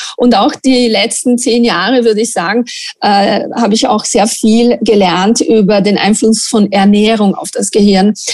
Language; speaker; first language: German; non-native, fluent; Italian